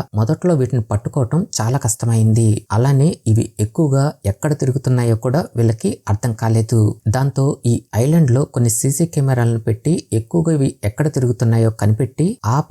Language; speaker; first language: Telugu; native; Telugu